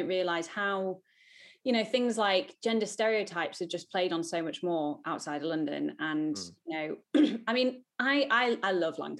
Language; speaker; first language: English; native; English